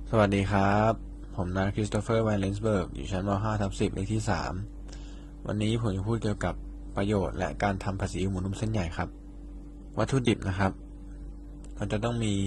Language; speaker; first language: Thai; native; Thai